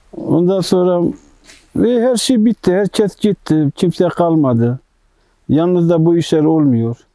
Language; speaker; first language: Turkish; native; Turkish